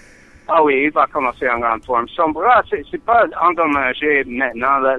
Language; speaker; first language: French; non-native, learner; English